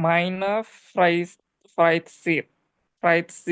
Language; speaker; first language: German; non-native, learner; Indonesian